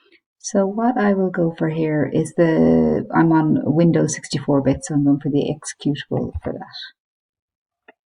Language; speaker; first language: English; native; English